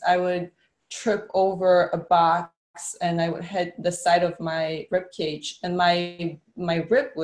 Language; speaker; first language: English; non-native, fluent; Polish